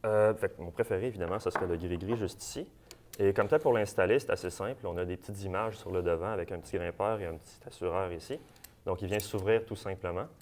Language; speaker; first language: French; native; French